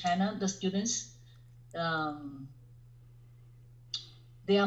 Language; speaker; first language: English; non-native, fluent; Chinese